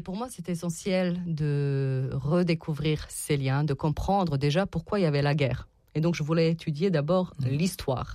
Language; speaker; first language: French; non-native, fluent; Serbian